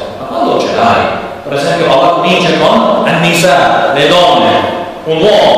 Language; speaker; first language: Italian; non-native, learner; English